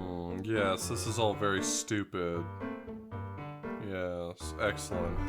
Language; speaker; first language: English; native; English